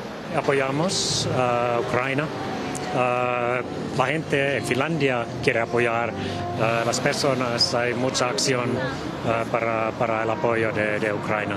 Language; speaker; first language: Spanish; non-native, fluent; Finnish